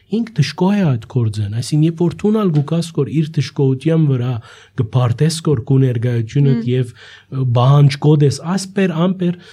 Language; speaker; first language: Armenian; early bilingual, heritage; Armenian